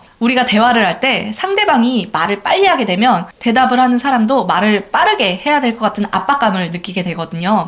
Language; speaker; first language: Korean; native; Korean